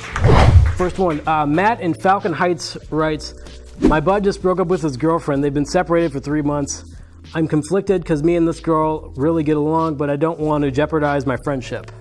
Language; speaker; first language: English; native; English